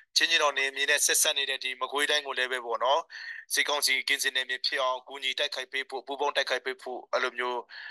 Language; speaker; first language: Burmese; non-native, local second language; Hakha Chin